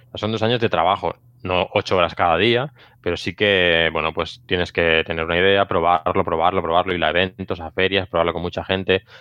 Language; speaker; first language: Spanish; native; Spanish